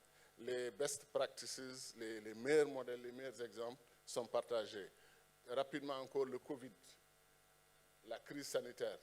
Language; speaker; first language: French; non-native, local second language; Wolof